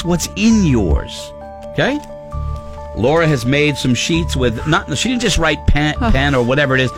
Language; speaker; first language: English; native; English